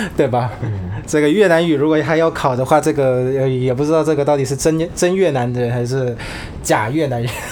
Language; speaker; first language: Chinese; non-native, fluent; Vietnamese